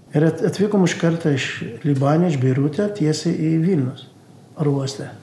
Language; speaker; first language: Lithuanian; non-native, learner; Arabic